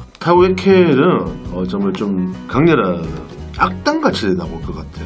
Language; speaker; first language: Korean; native; Korean